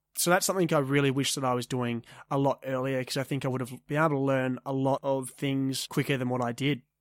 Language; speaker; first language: English; native; English